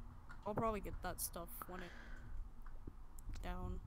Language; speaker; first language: English; native; English